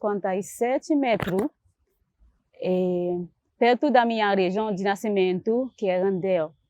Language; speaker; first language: Portuguese; non-native, learner; Haitian Creole